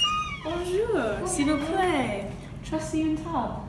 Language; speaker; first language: French; non-native, learner; English